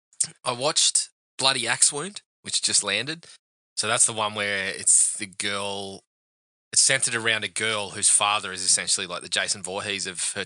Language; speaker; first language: English; native; English